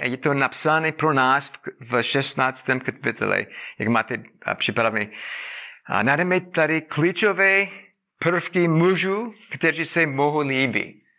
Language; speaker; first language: Czech; non-native, fluent; English